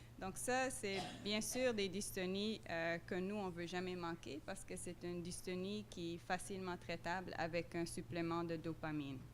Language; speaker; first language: French; non-native, fluent; Dutch